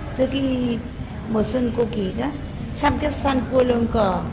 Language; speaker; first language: Korean; non-native, learner; Vietnamese